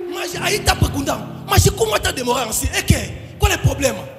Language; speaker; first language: Portuguese; non-native, learner; Lingala